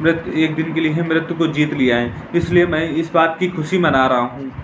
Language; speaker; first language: Hindi; native; Hindi